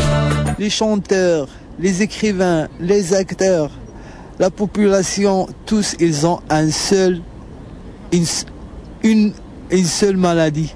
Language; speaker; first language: French; non-native, local second language; Arabic